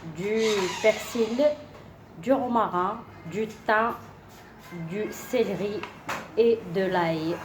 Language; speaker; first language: French; non-native, local second language; Arabic